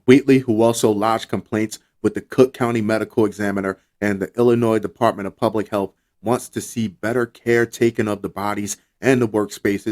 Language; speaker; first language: English; native; English